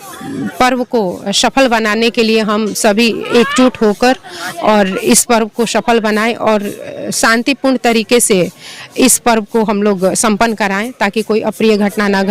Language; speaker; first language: Hindi; native; Hindi